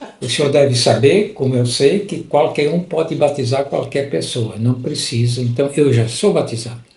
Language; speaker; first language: Portuguese; non-native, local second language; German